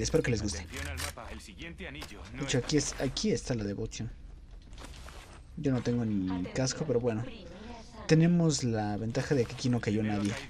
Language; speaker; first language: Spanish; native; Spanish